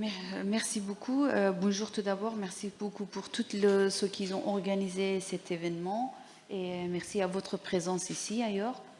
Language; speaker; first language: French; non-native, learner; Persian